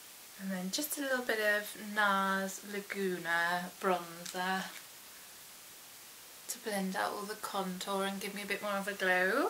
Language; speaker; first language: English; native; English